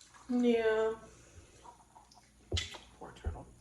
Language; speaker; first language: English; native; English